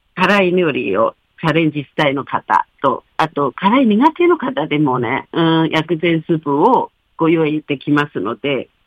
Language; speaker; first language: Japanese; non-native, fluent; Chinese